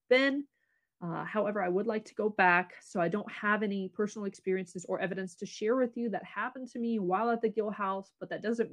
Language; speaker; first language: English; native; English